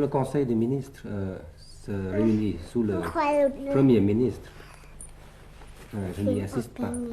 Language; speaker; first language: French; early bilingual, other home language; Thai